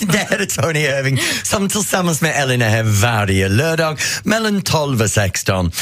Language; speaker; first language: Swedish; non-native, fluent; English